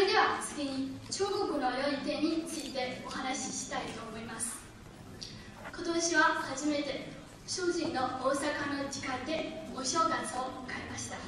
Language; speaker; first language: Japanese; non-native, fluent; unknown